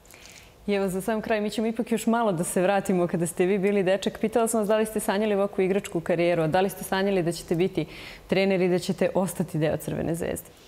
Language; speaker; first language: Serbian; native; Serbian